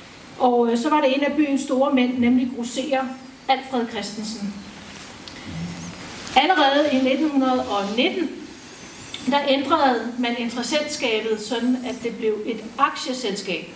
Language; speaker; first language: Danish; native; Danish